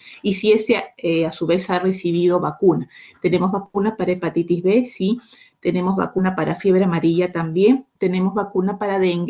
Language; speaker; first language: Spanish; native; Spanish